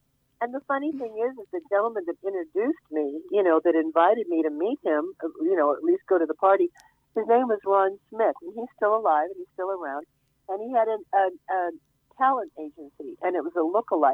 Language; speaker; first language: English; native; English